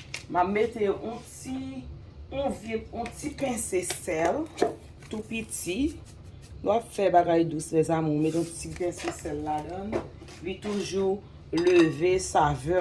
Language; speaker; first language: French; non-native, local second language; Haitian Creole